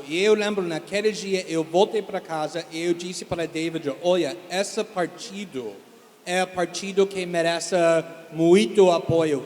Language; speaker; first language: Portuguese; non-native, fluent; English